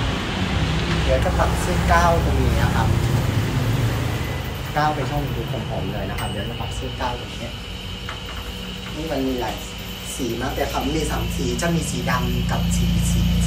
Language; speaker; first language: Thai; non-native, fluent; Vietnamese